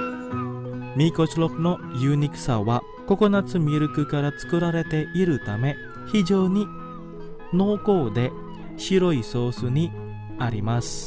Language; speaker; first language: Japanese; non-native, fluent; Indonesian